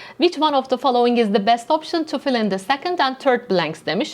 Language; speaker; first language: English; non-native, fluent; Turkish